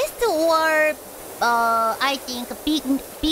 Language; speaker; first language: English; non-native, learner; Korean